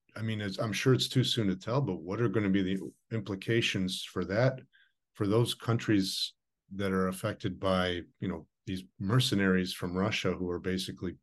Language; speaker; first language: English; early bilingual, other home language; Ukrainian